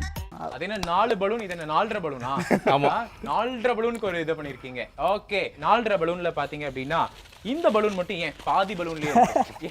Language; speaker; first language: Tamil; native; Tamil